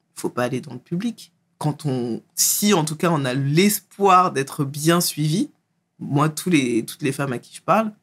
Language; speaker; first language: French; native; French